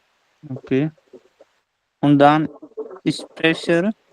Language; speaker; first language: German; non-native, learner; Hindi